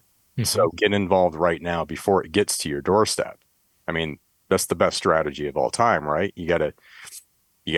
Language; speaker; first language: English; native; English